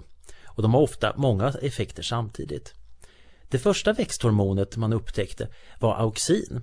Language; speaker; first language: Swedish; native; Swedish